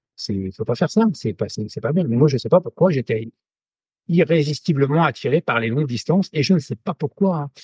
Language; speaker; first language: French; native; French